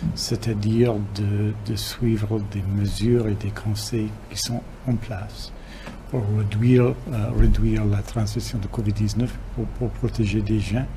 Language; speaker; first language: French; non-native, fluent; English